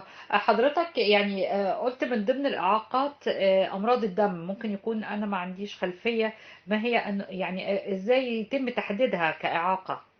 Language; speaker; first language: Arabic; native; Arabic